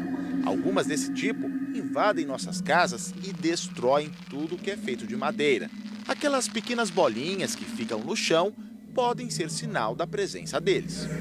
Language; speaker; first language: Portuguese; native; Portuguese